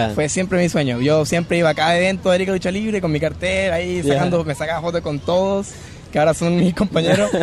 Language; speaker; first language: Spanish; native; Spanish